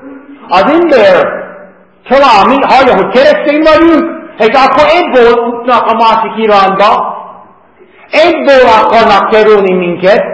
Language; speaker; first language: Hungarian; non-native, fluent; English